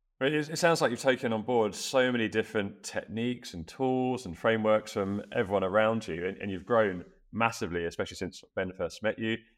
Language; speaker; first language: English; native; English